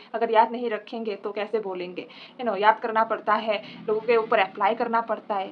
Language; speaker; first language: Hindi; non-native, local second language; Assamese